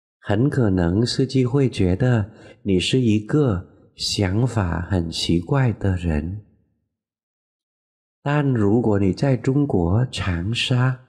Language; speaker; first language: Chinese; non-native, fluent; Vietnamese